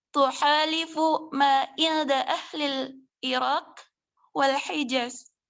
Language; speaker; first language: Arabic; non-native, learner; Indonesian